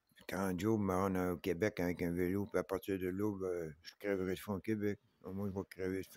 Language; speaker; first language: French; native; French